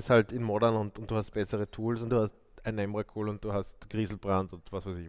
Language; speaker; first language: German; native; German